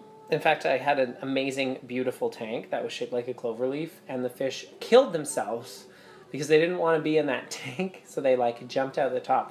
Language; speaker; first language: English; native; English